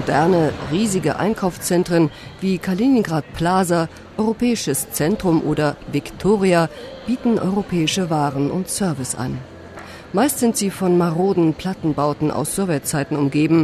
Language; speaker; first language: German; native; German